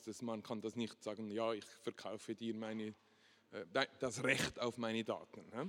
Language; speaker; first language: German; non-native, local second language; French